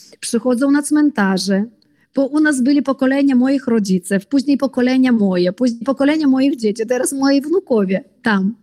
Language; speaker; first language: Polish; early bilingual, heritage; Polish